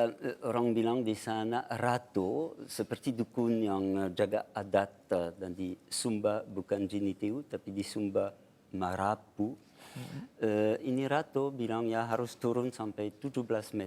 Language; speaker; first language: Indonesian; non-native, fluent; French